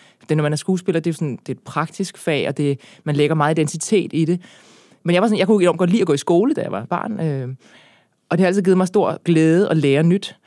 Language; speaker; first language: Danish; native; Danish